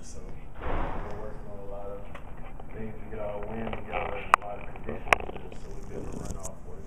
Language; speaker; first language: English; native; English